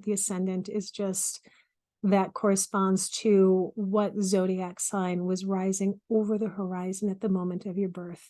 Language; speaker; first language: English; native; English